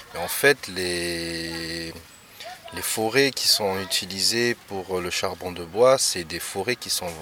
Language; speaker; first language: French; non-native, local second language; Malagasy